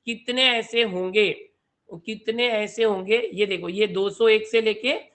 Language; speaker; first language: Hindi; non-native, local second language; Marathi